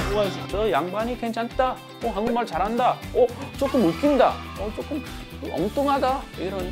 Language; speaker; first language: Korean; non-native, fluent; English